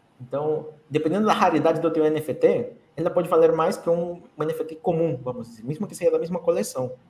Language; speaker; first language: Portuguese; non-native, fluent; Spanish